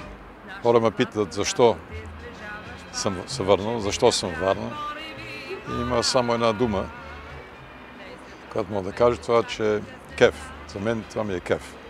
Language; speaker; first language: Bulgarian; early bilingual, heritage; Bulgarian